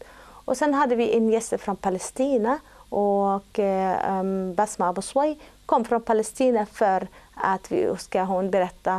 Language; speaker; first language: Swedish; non-native, fluent; Arabic